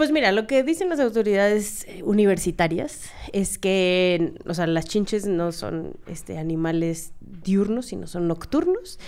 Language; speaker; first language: Spanish; native; Spanish